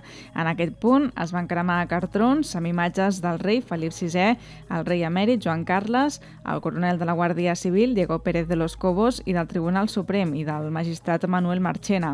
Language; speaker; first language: Catalan; native; Catalan